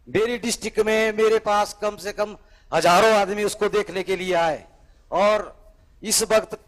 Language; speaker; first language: Hindi; native; Hindi